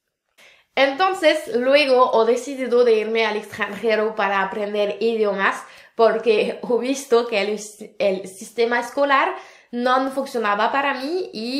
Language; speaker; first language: Spanish; non-native, fluent; French